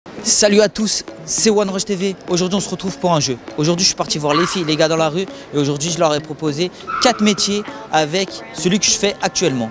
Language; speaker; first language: French; native; French